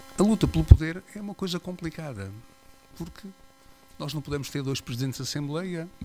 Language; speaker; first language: Portuguese; native; Portuguese